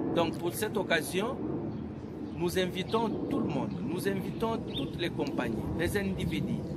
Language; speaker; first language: French; non-native, local second language; Lingala